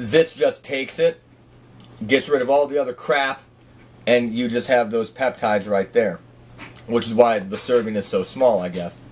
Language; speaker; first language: English; native; English